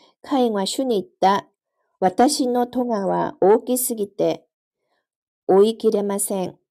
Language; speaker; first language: Japanese; non-native, fluent; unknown